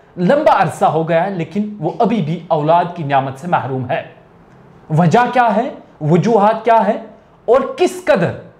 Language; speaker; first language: Hindi; non-native, local second language; Kashmiri